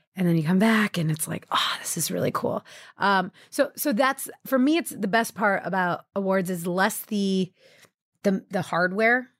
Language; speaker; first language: English; early bilingual, other home language; Hindi